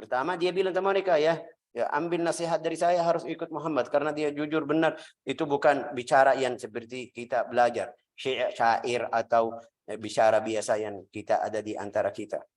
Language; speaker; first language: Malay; non-native, fluent; Arabic